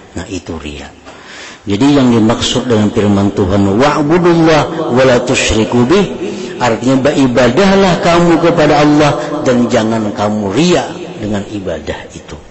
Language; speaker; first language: Indonesian; native; Indonesian